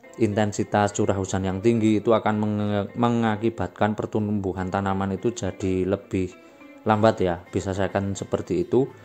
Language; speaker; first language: Indonesian; non-native, local second language; Javanese